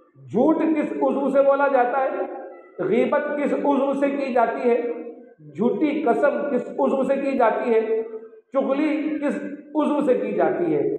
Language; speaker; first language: Urdu; non-native, local second language; Sindhi